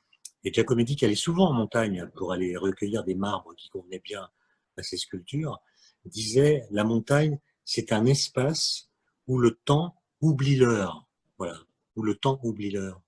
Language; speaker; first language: French; native; French